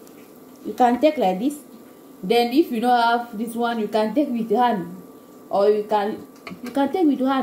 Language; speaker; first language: English; non-native, learner; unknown